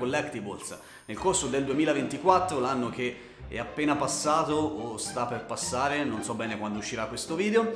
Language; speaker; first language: Italian; native; Italian